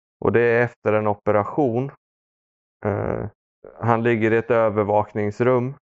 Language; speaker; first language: Swedish; early bilingual, other home language; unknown